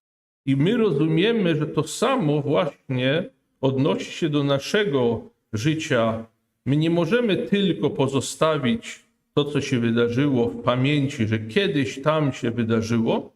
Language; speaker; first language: Polish; non-native, fluent; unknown